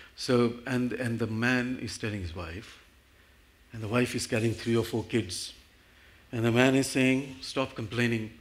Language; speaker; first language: English; non-native, local second language; Gujarati